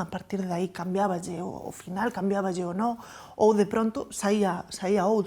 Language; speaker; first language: Galician; native; Galician